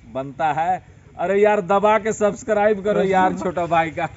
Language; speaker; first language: Hindi; native; Hindi